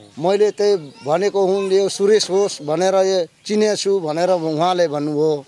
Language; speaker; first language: Nepali; non-native, local second language; Rana Tharu